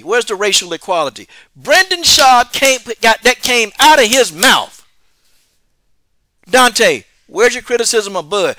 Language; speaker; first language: English; native; English